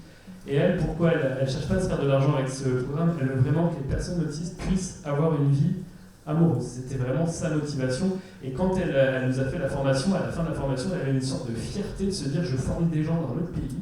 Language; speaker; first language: French; native; French